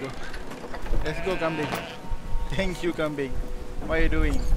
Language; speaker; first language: English; non-native, local second language; Malay